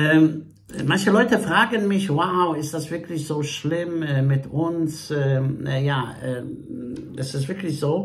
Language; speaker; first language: German; non-native, fluent; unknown